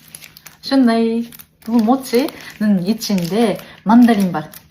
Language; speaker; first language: Kyrgyz; non-native, learner; Japanese